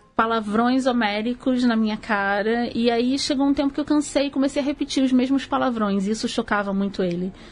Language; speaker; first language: Portuguese; native; Portuguese